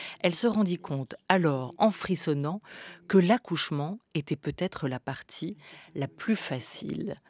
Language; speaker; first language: French; native; French